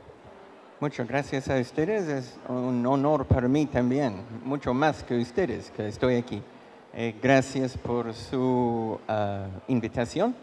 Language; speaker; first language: Spanish; non-native, fluent; English